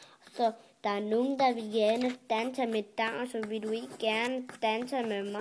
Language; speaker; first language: Danish; early bilingual, other home language; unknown